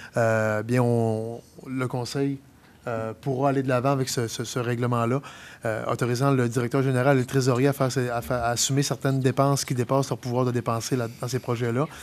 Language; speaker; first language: French; native; French